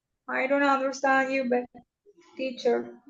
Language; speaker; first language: English; non-native, learner; Spanish